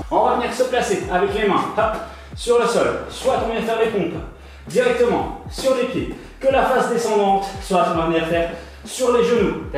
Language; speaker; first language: French; native; French